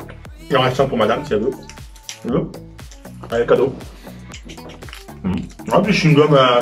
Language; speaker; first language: French; native; French